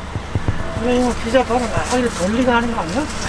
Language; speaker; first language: Korean; native; Korean